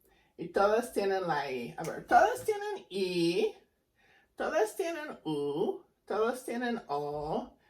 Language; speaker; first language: Spanish; non-native, fluent; English